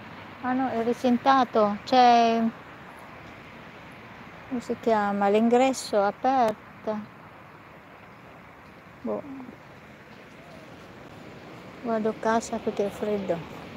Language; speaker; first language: Italian; non-native, fluent; Filipino